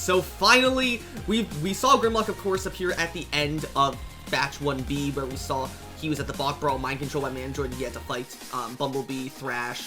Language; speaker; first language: English; native; English